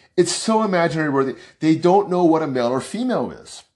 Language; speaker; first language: English; early bilingual, other home language; Chinese